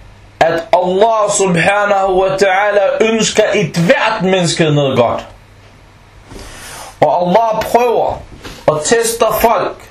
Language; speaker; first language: Danish; non-native, fluent; Arabic